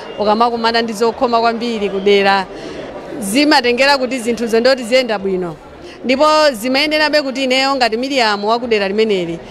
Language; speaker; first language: Nyanja; native; Nyanja